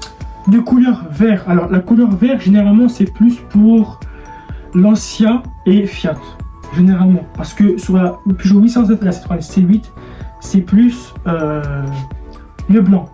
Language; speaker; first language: French; native; French